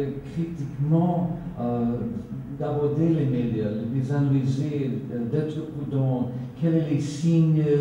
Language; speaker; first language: French; non-native, fluent; Swedish